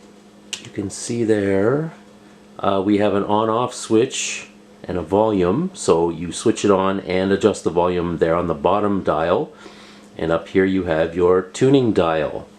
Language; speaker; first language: English; native; English